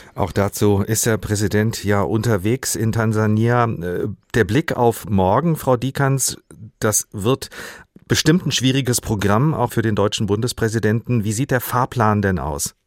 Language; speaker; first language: German; native; German